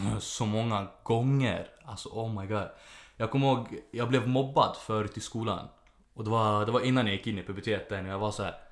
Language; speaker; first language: Swedish; early bilingual, other home language; Arabic